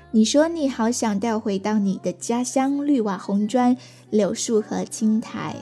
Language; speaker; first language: Chinese; native; Chinese